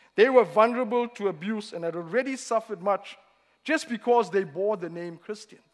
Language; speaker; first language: English; native; English